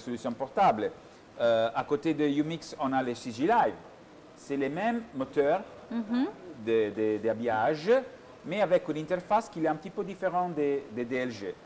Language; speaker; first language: French; non-native, fluent; Italian